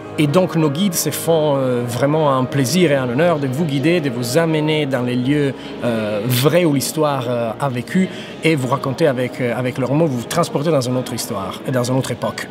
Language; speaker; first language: French; non-native, fluent; Italian